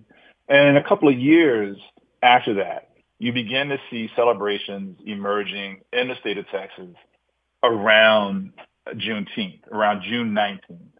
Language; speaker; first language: English; native; English